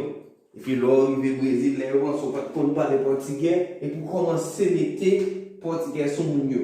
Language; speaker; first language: French; non-native, local second language; Haitian Creole